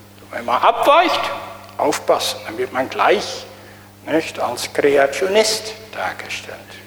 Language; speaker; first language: German; native; German